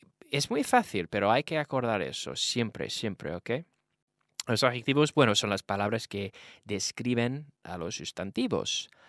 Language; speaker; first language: Spanish; non-native, fluent; English